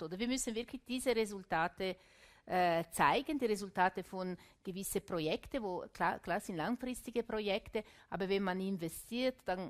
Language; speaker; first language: German; non-native, local second language; Italian